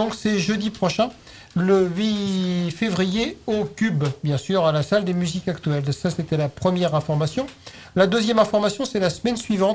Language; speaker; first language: French; native; French